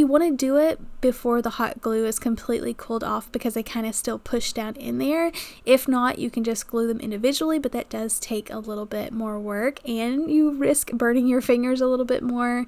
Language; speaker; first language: English; native; English